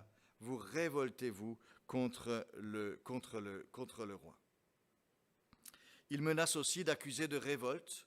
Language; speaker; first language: French; native; French